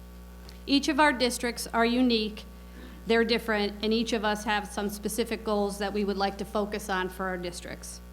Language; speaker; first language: English; native; English